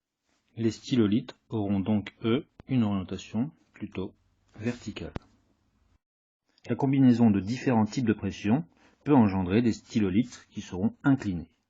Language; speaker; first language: French; native; French